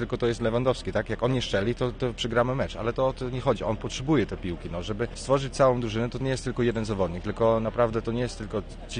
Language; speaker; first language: Polish; early bilingual, heritage; Polish